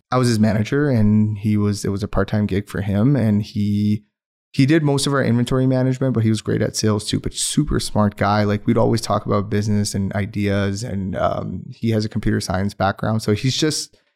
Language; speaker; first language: English; non-native, local second language; Urdu